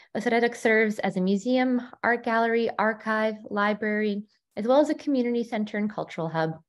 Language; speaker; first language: English; early bilingual, other home language; Ukrainian